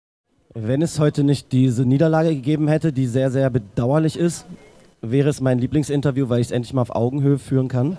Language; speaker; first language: German; native; German